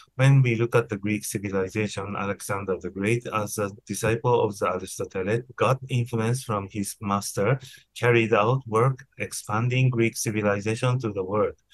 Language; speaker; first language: English; non-native, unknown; Japanese